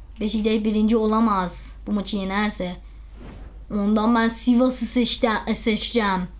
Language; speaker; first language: Turkish; non-native, learner; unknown